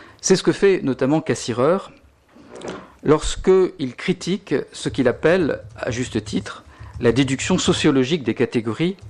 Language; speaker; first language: French; native; French